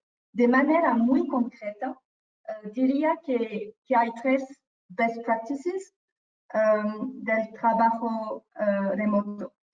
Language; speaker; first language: Spanish; non-native, fluent; French